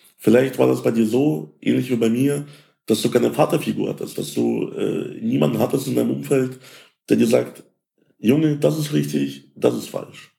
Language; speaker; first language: German; early bilingual, other home language; Russian